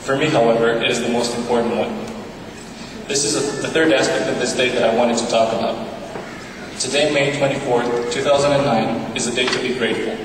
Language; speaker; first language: English; non-native, fluent; Bulgarian